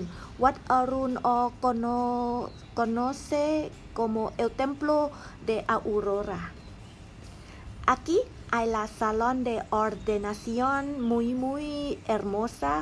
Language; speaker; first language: Spanish; non-native, learner; Thai